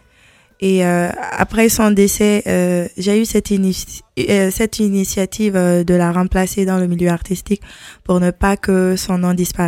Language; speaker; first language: French; non-native, local second language; Mandingo